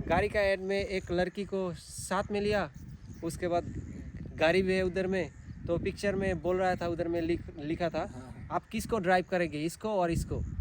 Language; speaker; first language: Hindi; non-native, fluent; Bangla